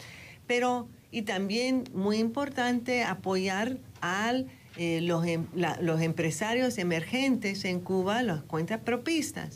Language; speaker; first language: Spanish; non-native, fluent; English